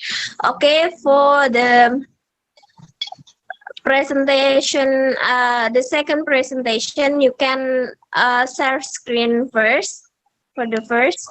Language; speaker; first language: English; non-native, learner; Indonesian